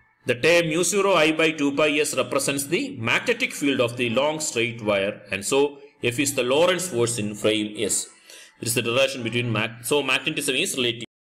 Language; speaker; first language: English; non-native, local second language; Malayalam